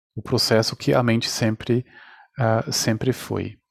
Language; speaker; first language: Portuguese; non-native, fluent; German